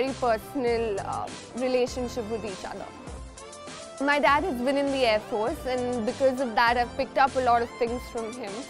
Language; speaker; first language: English; non-native, local second language; Hindi